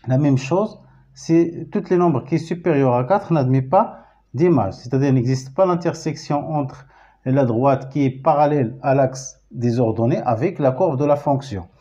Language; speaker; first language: French; non-native, local second language; Arabic